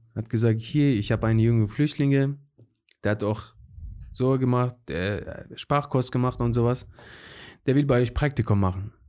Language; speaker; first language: German; non-native, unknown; Persian